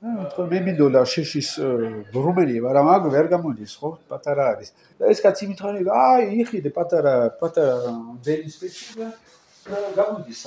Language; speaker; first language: Georgian; non-native, learner; French